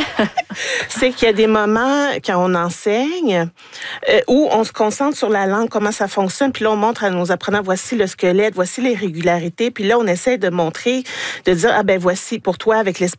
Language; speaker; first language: French; native; French